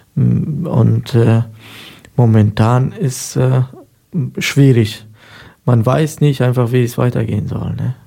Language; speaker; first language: German; non-native, fluent; Persian